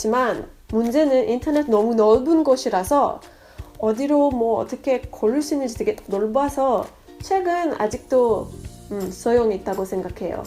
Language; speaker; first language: Korean; non-native, fluent; French